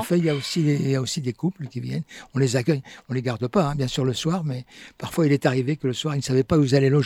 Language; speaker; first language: French; native; French